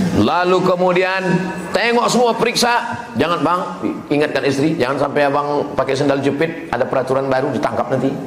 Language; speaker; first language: Indonesian; native; Indonesian